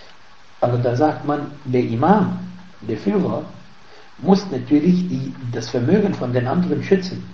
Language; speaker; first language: German; non-native, fluent; Arabic